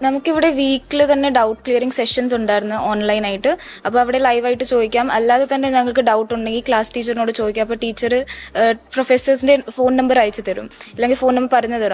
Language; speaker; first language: Malayalam; early bilingual, heritage; Malayalam